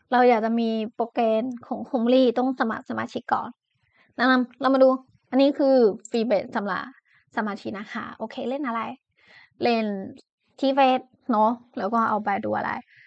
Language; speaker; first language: Thai; non-native, fluent; Chinese